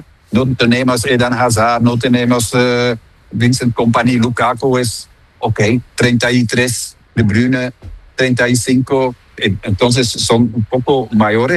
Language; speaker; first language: Spanish; non-native, fluent; Dutch